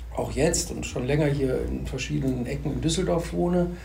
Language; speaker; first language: German; native; German